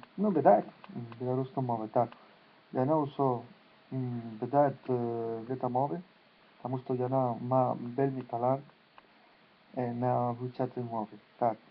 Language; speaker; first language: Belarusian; non-native, learner; Spanish